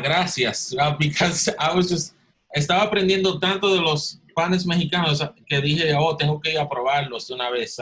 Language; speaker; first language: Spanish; early bilingual, heritage; Spanish